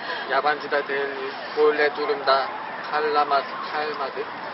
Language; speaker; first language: Turkish; non-native, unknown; Korean